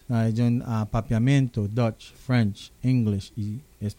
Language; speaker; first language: Spanish; non-native, local second language; English